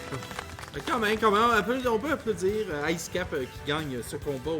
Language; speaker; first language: French; native; French